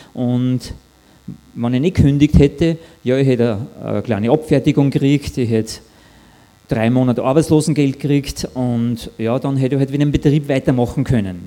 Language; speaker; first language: German; native; German